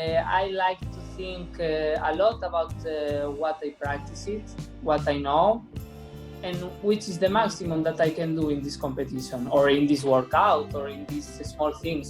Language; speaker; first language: English; non-native, fluent; Spanish